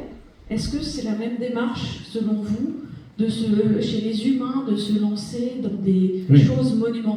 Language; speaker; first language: French; native; French